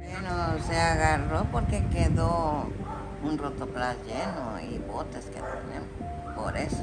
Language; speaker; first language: Spanish; native; Spanish